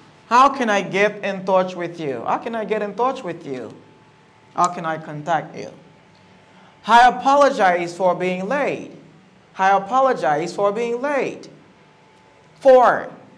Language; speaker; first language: English; non-native, fluent; Haitian Creole